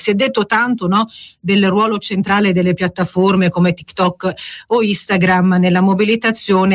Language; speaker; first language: Italian; native; Italian